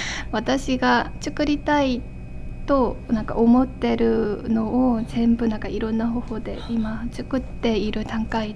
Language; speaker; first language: Japanese; non-native, fluent; Korean